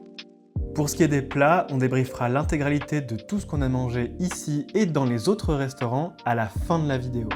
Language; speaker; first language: French; native; French